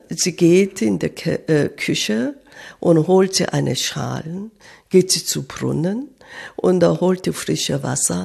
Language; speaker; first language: German; non-native, fluent; Korean